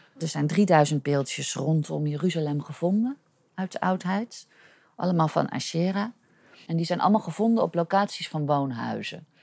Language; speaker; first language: Dutch; native; Dutch